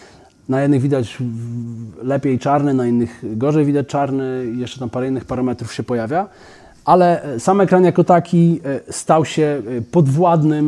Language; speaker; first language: Polish; native; Polish